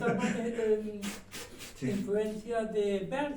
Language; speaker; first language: Spanish; non-native, fluent; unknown